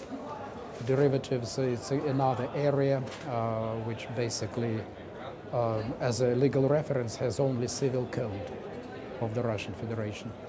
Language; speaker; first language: English; non-native, fluent; Russian